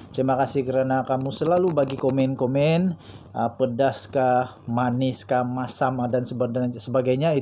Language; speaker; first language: Malay; non-native, local second language; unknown